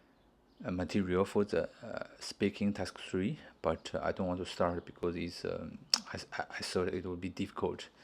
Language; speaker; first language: English; non-native, learner; Chinese